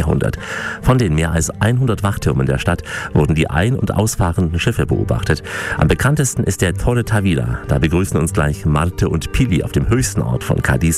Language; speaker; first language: German; native; German